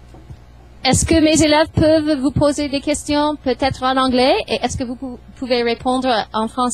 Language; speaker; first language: French; non-native, fluent; English